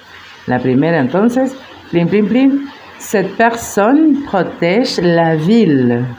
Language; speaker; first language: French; non-native, fluent; Spanish